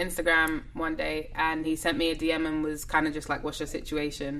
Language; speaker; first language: English; native; English